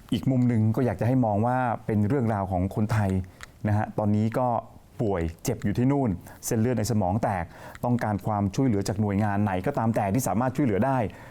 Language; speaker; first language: Thai; native; Thai